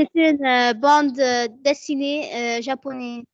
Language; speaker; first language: French; non-native, learner; Arabic